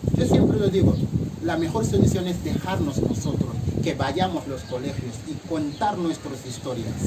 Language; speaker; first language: Spanish; non-native, fluent; Wolof